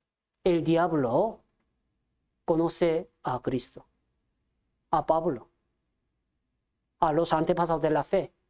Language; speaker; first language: Spanish; non-native, fluent; Korean